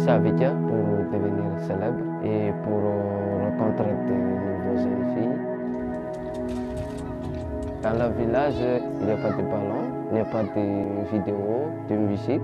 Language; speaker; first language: French; non-native, learner; Malagasy